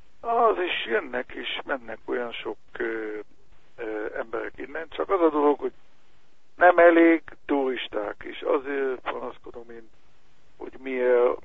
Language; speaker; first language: Hungarian; non-native, learner; Hebrew